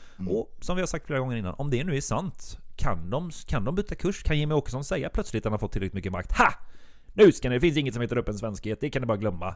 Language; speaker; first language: Swedish; native; Swedish